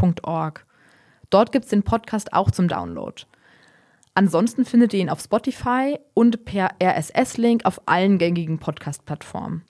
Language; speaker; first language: German; native; German